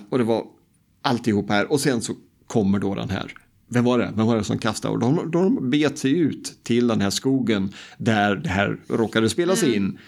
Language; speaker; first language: Swedish; native; Swedish